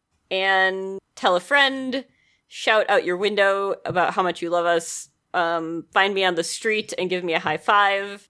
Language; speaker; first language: English; native; English